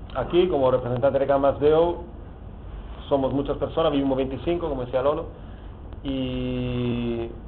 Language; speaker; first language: Spanish; non-native, fluent; Italian